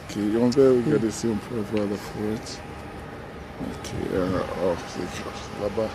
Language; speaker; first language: French; non-native, learner; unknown